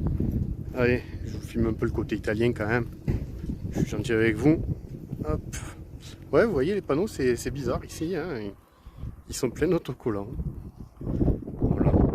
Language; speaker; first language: French; native; French